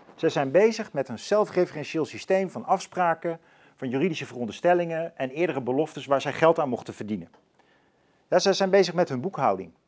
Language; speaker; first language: Dutch; native; Dutch